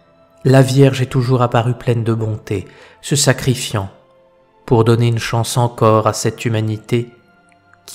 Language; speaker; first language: French; native; French